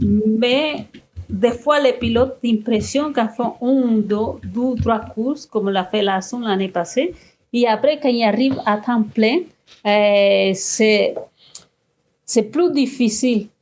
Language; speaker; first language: French; non-native, fluent; Spanish